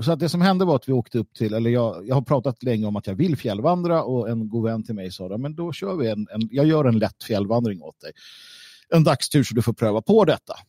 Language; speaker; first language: Swedish; native; Swedish